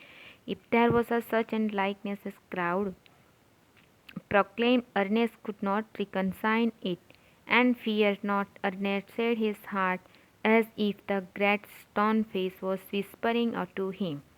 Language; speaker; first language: English; non-native, local second language; Gujarati